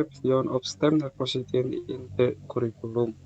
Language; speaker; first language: English; non-native, learner; Indonesian